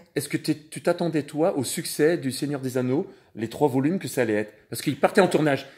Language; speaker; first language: French; native; French